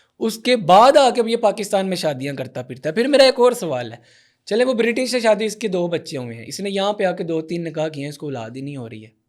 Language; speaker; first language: Urdu; non-native, local second language; Punjabi